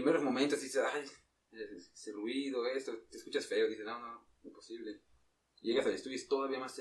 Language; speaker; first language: Spanish; native; Spanish